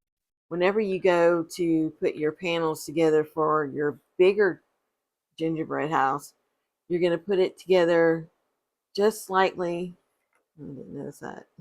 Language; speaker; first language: English; native; English